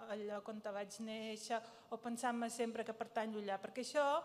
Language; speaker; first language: Catalan; early bilingual, other home language; Riffian